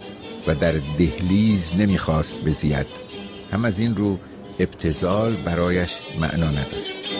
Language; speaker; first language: Persian; native; Persian